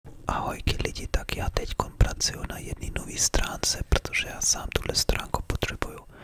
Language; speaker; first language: Czech; early bilingual, heritage; Czech